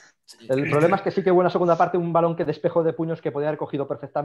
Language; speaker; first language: Spanish; native; Spanish